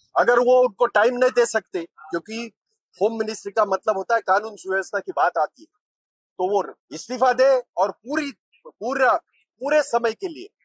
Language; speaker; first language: Hindi; non-native, local second language; Marathi